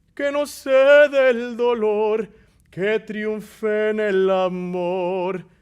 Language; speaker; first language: Spanish; early bilingual, other home language; English